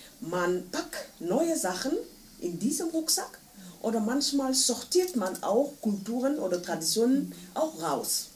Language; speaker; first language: German; non-native, fluent; Wolof